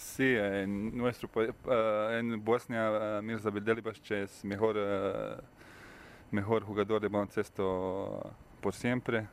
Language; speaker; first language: Spanish; non-native, learner; Bosnian